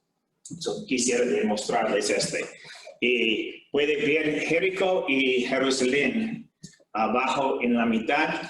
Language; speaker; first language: Spanish; non-native, fluent; English